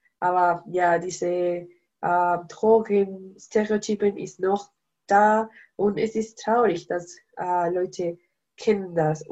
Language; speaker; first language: German; non-native, learner; Spanish